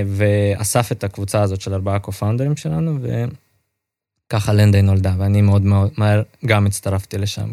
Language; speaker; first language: Hebrew; non-native, fluent; Russian